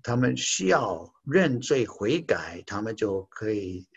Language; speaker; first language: Chinese; non-native, fluent; English